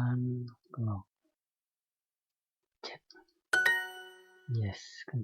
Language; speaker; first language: English; non-native, fluent; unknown